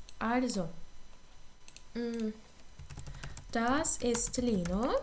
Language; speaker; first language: German; non-native, fluent; Ukrainian